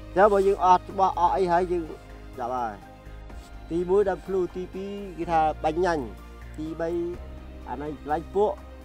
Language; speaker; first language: Khmer; non-native, local second language; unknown